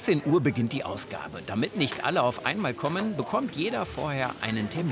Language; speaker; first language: German; native; German